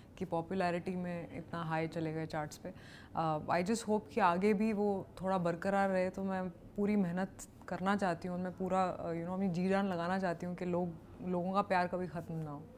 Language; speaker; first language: Hindi; native; Hindi